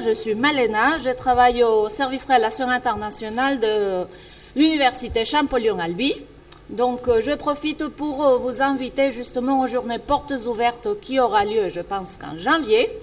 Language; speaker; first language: French; non-native, fluent; Spanish